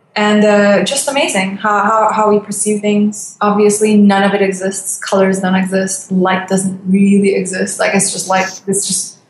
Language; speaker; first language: English; non-native, fluent; Turkish